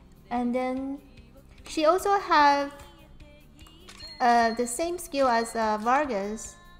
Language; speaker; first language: English; non-native, fluent; Chinese